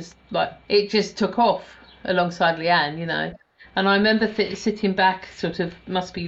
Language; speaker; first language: English; native; English